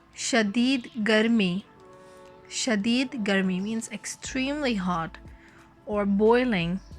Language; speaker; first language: Urdu; native; Urdu